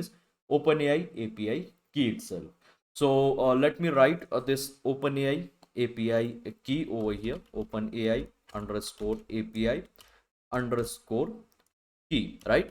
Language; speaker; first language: English; non-native, local second language; Hindi